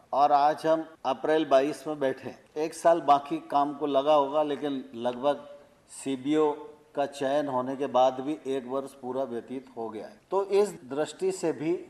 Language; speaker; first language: Hindi; native; Hindi